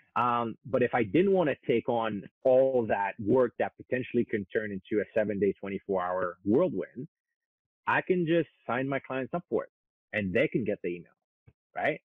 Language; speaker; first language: English; non-native, local second language; French